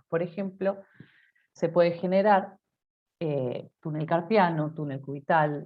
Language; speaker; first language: Spanish; native; Spanish